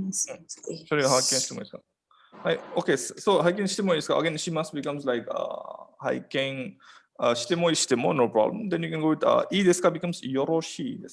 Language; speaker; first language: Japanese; non-native, fluent; Nepali